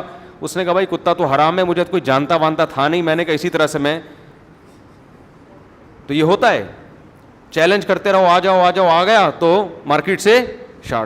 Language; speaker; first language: Urdu; native; Urdu